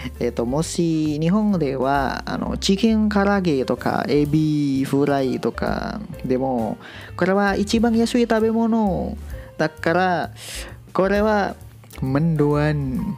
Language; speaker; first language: Japanese; non-native, learner; Indonesian